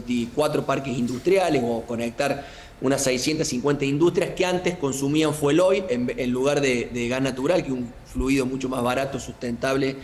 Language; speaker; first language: Spanish; native; Spanish